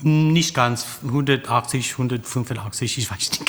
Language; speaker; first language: German; non-native, fluent; English